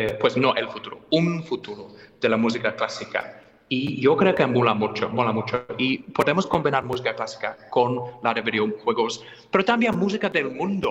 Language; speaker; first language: Spanish; non-native, fluent; English